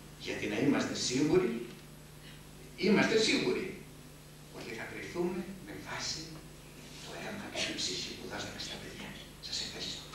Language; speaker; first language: Greek; native; Greek